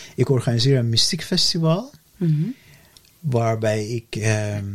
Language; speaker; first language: Dutch; non-native, fluent; Persian